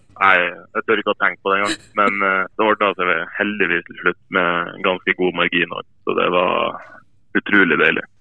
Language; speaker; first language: Norwegian; native; Norwegian